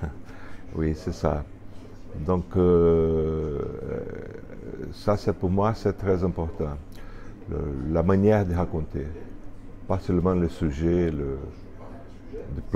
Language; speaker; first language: French; non-native, fluent; Portuguese